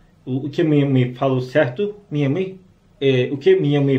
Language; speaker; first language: Portuguese; non-native, learner; Turkish